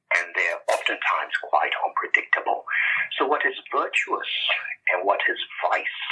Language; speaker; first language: English; non-native, local second language; Yoruba